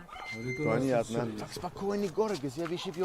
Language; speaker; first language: Russian; non-native, learner; English